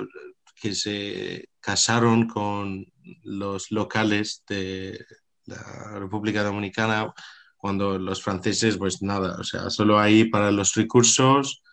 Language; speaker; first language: Spanish; non-native, fluent; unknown